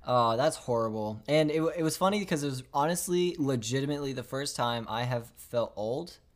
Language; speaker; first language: English; native; English